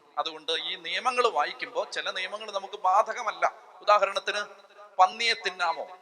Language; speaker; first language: Malayalam; native; Malayalam